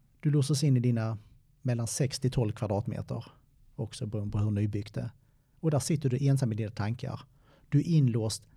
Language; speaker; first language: Swedish; native; Swedish